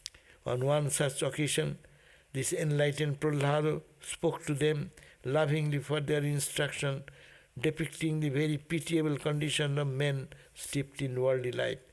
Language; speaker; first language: English; non-native, local second language; Bangla